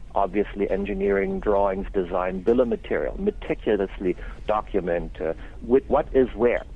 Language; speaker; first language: English; non-native, fluent; German